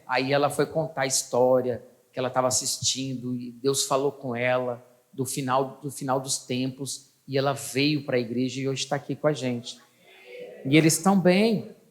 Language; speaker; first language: Portuguese; native; Portuguese